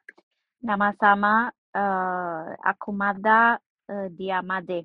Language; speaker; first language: Indonesian; non-native, learner; English